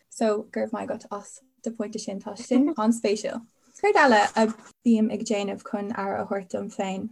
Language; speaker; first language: Irish; non-native, local second language; English